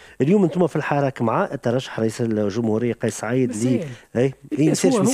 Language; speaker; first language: Arabic; native; Arabic